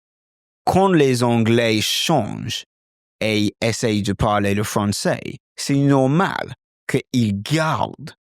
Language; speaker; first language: French; non-native, fluent; English